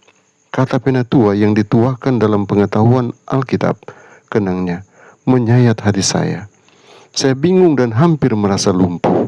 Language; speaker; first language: Indonesian; native; Indonesian